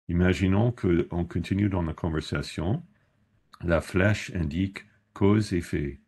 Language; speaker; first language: French; non-native, fluent; English